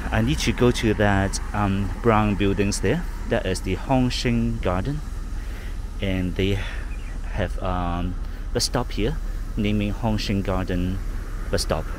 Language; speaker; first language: English; non-native, local second language; Cantonese